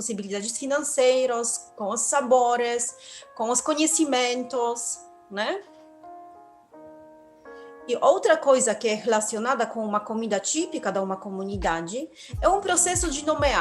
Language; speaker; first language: Portuguese; non-native, fluent; Polish